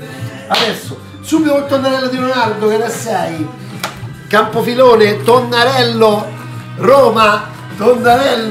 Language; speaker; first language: Italian; native; Italian